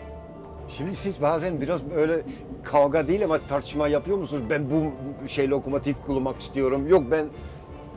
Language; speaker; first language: Turkish; non-native, fluent; Dutch